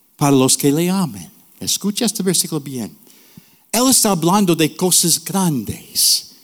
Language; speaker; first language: Spanish; non-native, fluent; English